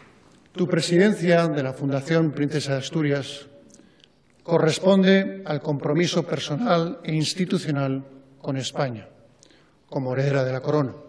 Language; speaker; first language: Spanish; native; Spanish